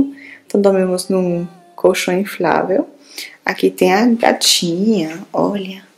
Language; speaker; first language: Portuguese; non-native, fluent; French